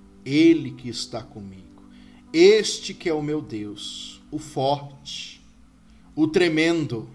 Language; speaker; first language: Portuguese; native; Portuguese